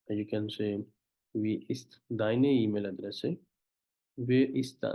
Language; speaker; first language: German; non-native, fluent; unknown